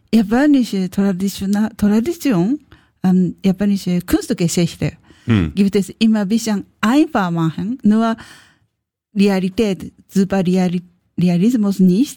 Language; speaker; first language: German; non-native, learner; Japanese